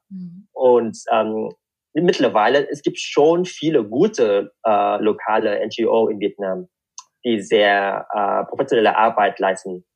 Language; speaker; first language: German; non-native, fluent; Vietnamese